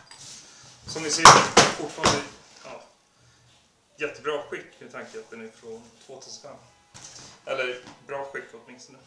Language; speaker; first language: Swedish; non-native, local second language; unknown